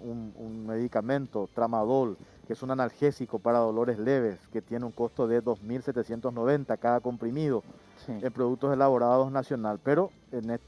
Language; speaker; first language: Spanish; native; Spanish